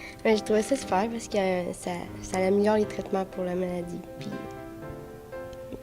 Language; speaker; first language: French; native; French